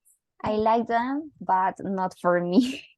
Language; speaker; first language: English; non-native, learner; Spanish